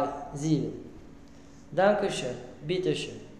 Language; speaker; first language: German; non-native, learner; Arabic